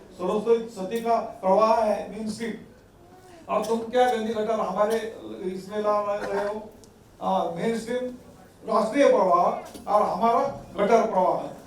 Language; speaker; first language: Hindi; non-native, local second language; Marathi